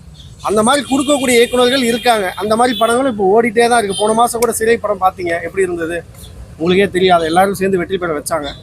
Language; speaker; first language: Tamil; native; Tamil